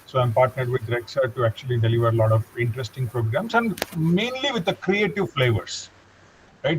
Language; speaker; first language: English; non-native, local second language; Tamil